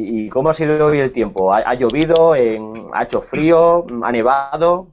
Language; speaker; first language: Spanish; native; Spanish